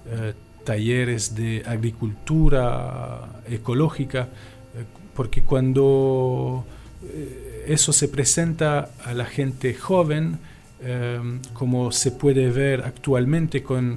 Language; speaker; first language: Spanish; non-native, fluent; French